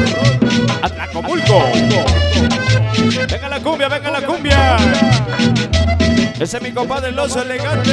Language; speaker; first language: Spanish; native; Spanish